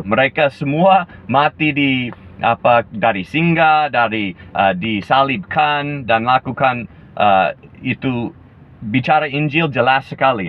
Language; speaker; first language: Indonesian; non-native, fluent; English